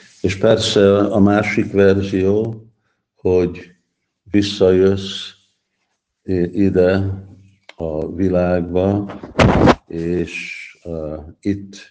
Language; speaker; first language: Hungarian; early bilingual, heritage; Hungarian